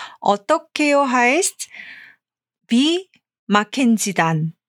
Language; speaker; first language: German; non-native, fluent; Korean